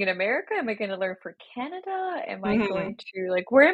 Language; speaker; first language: English; non-native, fluent; Georgian